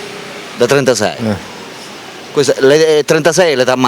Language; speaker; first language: Italian; native; Italian